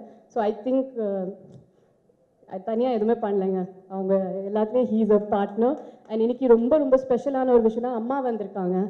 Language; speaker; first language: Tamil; non-native, fluent; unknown